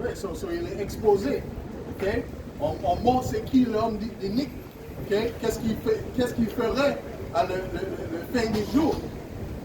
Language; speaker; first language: French; non-native, learner; English